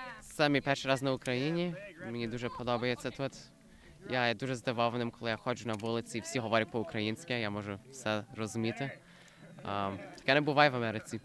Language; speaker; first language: Ukrainian; early bilingual, heritage; English